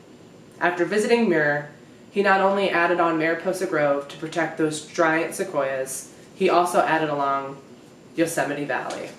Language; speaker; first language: English; native; English